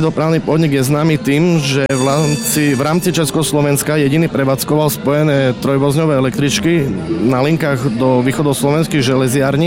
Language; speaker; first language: Slovak; native; Slovak